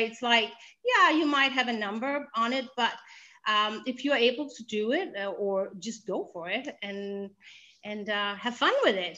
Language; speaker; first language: English; non-native, fluent; Danish